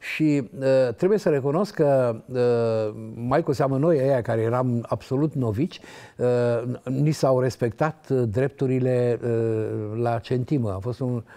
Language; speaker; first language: Romanian; native; Romanian